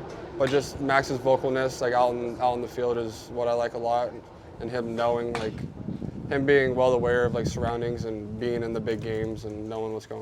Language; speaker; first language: English; native; English